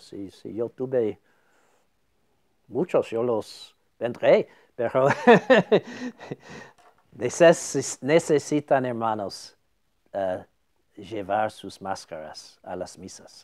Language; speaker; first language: Spanish; non-native, fluent; English